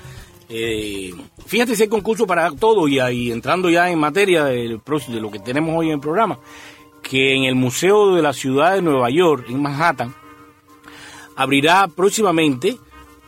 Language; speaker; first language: Spanish; native; Spanish